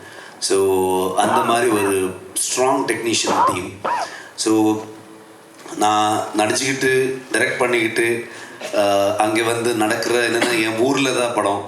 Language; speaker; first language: Tamil; non-native, local second language; Kannada